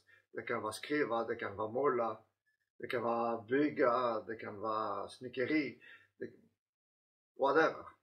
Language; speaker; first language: Swedish; non-native, fluent; French